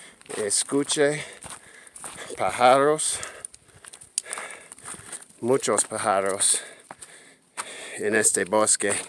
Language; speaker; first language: Spanish; non-native, learner; English